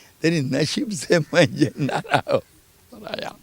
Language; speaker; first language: Hindi; non-native, local second language; Konkani